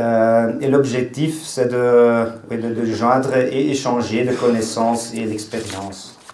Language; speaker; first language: French; non-native, local second language; Dutch